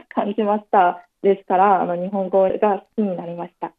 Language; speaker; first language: Japanese; non-native, fluent; Chinese